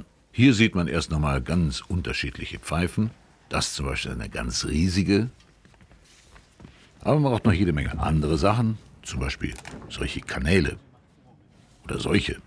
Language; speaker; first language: German; native; German